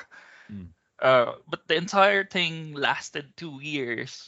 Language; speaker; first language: English; non-native, local second language; Filipino